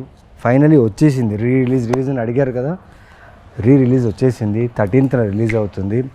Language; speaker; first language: Telugu; native; Telugu